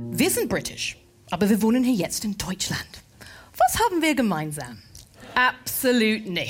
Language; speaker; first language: German; non-native, fluent; English